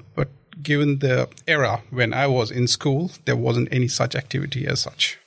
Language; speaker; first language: English; non-native, local second language; Kashmiri